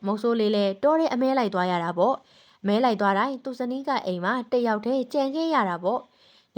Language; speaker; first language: Burmese; native; Burmese